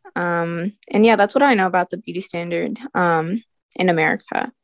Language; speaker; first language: English; early bilingual, other home language; Filipino